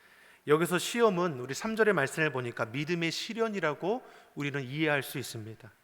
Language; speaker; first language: Korean; native; Korean